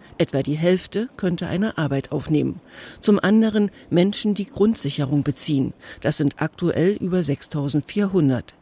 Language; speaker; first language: German; native; German